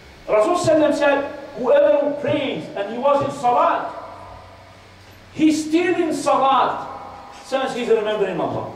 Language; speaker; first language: English; non-native, fluent; Arabic